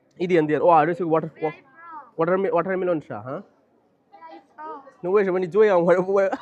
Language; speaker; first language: Chinese; non-native, learner; Bangla